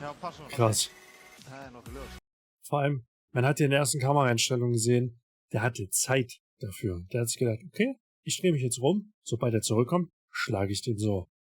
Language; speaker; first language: German; native; German